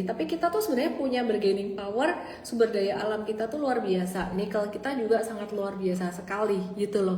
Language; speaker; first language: Indonesian; native; Indonesian